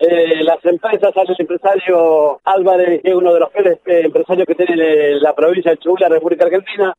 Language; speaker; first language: Spanish; native; Spanish